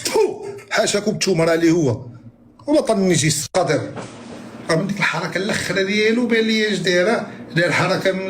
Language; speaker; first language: Arabic; native; Arabic